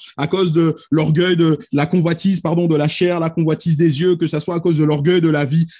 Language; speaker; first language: French; native; French